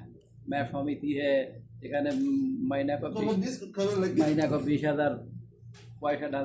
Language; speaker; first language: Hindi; non-native, learner; Bangla